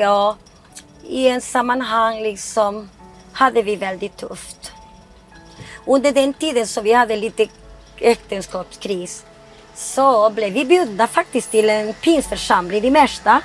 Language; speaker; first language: Swedish; non-native, fluent; Spanish